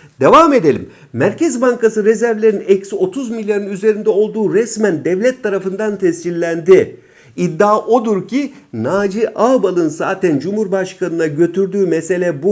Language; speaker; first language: Turkish; native; Turkish